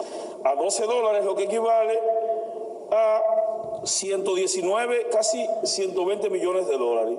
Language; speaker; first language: Spanish; native; Spanish